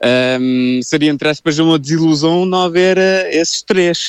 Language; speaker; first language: Portuguese; native; Portuguese